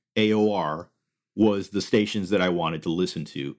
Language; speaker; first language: English; early bilingual, other home language; Spanish